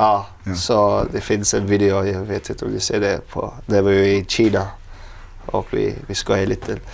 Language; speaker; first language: Swedish; non-native, learner; English